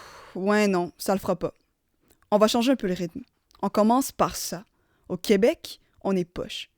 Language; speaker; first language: French; native; French